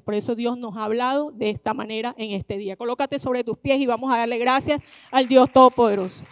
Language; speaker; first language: Spanish; native; Spanish